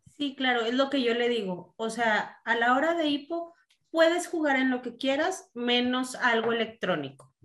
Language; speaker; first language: Spanish; native; Spanish